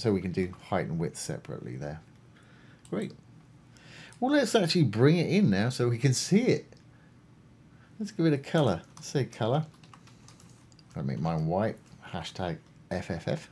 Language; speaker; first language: English; native; English